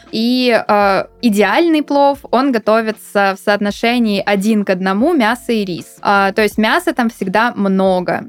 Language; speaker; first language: Russian; native; Russian